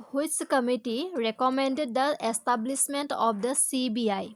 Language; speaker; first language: English; non-native, local second language; Assamese